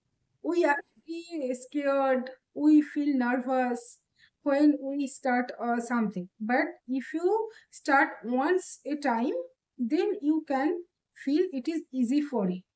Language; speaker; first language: English; non-native, learner; Bangla